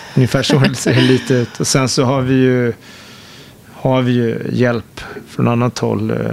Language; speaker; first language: Swedish; native; Swedish